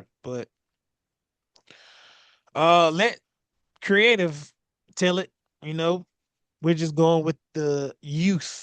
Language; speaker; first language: English; native; English